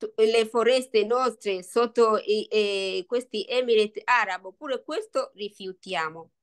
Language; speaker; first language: Italian; non-native, learner; Swahili